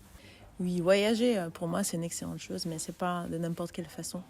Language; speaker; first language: French; non-native, fluent; Hungarian